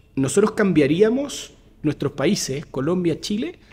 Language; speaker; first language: Spanish; native; Spanish